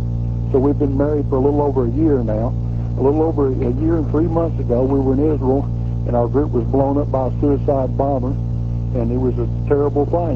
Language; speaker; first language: English; native; English